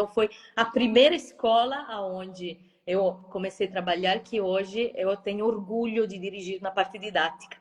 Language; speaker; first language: Portuguese; non-native, fluent; Italian